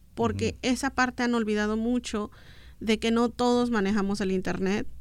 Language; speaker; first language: Spanish; non-native, local second language; Mixtepec Mixtec